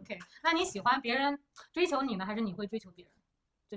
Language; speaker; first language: Chinese; native; Chinese